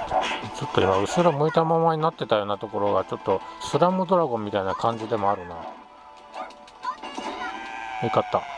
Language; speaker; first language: Japanese; native; Japanese